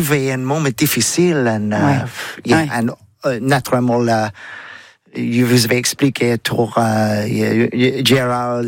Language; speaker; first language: French; non-native, learner; English